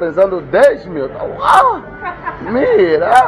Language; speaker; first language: Spanish; non-native, learner; English